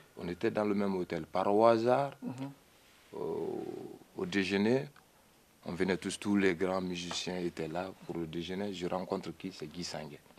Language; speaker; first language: French; non-native, local second language; Mandingo